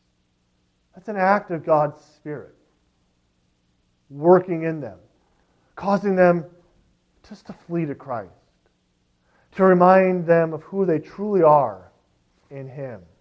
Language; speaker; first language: English; native; English